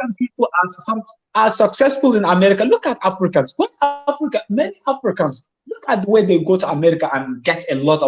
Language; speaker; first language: English; non-native, fluent; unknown